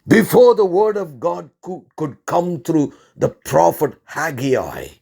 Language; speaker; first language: English; non-native, local second language; Tamil